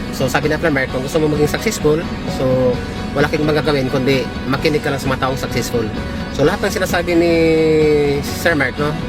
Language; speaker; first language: Filipino; native; Filipino